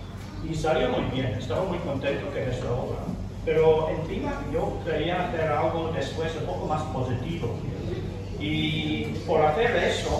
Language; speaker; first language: Spanish; non-native, fluent; English